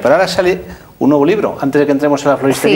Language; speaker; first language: Spanish; native; Spanish